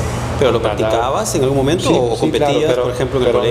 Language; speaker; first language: Spanish; native; Spanish